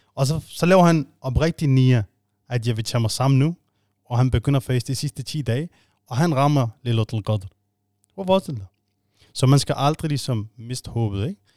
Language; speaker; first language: Danish; non-native, fluent; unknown